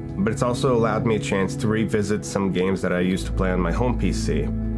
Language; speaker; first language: English; early bilingual, other home language; Hebrew